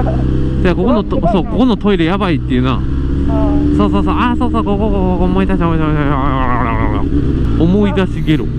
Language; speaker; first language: Japanese; native; Japanese